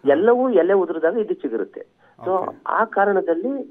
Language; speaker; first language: Kannada; native; Kannada